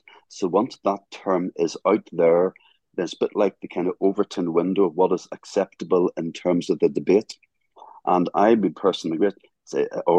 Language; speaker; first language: English; native; English